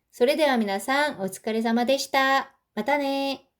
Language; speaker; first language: Japanese; non-native, fluent; Korean